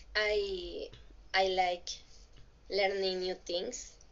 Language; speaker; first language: English; non-native, learner; Spanish